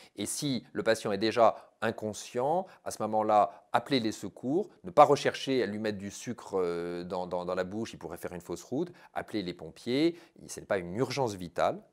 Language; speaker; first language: French; native; French